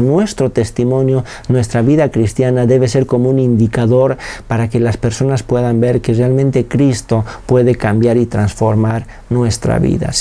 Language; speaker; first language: Spanish; native; Spanish